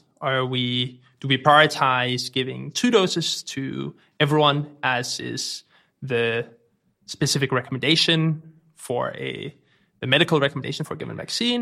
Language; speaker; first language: English; non-native, fluent; Danish